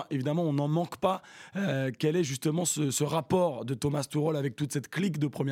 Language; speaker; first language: French; native; French